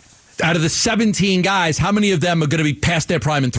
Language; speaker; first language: English; native; English